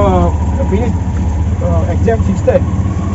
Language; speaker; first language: English; non-native, learner; Tamil